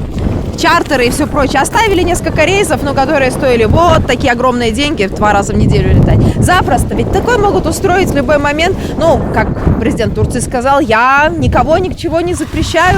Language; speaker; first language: Russian; native; Russian